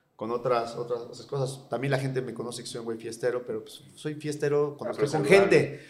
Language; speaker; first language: Spanish; native; Spanish